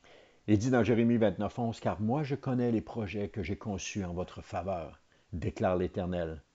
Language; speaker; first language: French; native; French